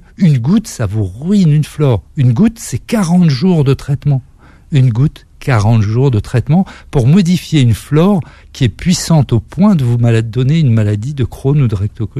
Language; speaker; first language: French; native; French